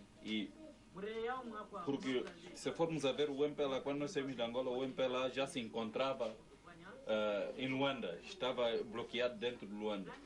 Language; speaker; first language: Portuguese; native; Portuguese